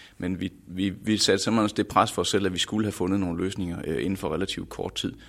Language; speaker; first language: Danish; native; Danish